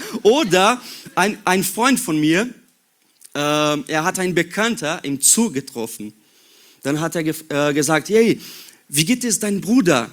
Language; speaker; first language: German; non-native, learner; Portuguese